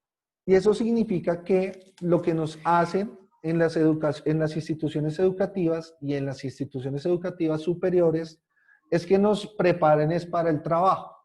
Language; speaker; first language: Spanish; native; Spanish